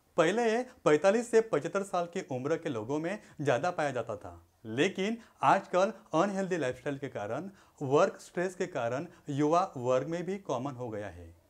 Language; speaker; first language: Hindi; non-native, local second language; Marathi